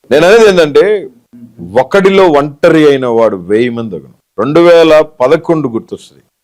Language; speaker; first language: Telugu; native; Telugu